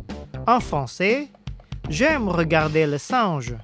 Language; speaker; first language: French; non-native, fluent; Indonesian